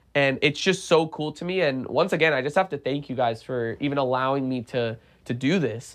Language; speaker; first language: English; native; English